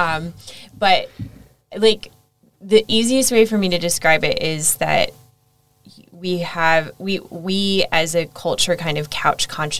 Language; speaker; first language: English; native; English